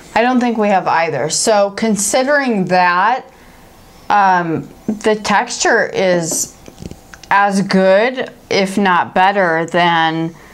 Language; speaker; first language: English; native; English